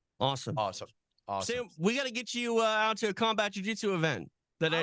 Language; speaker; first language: English; native; English